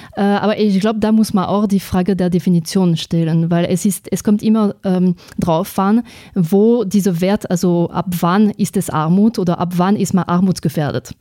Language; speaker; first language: German; non-native, fluent; French